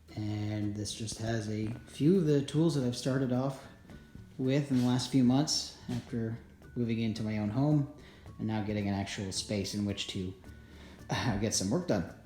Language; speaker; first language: English; native; English